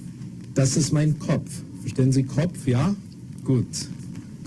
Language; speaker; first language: German; non-native, fluent; English